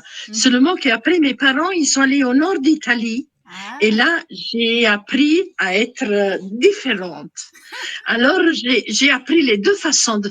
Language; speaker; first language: French; non-native, fluent; Italian